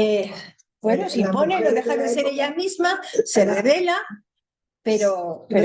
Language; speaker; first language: Spanish; native; Spanish